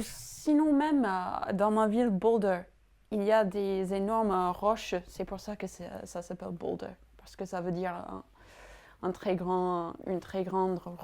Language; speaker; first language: French; non-native, fluent; English